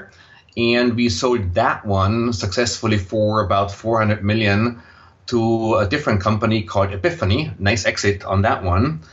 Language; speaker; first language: English; non-native, fluent; German